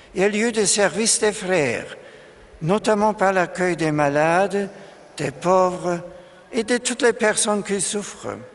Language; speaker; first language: French; non-native, fluent; German